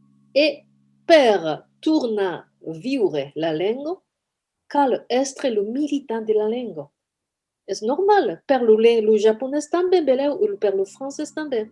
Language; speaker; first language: French; non-native, fluent; Japanese